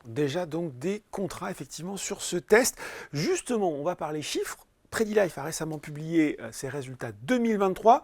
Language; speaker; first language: French; native; French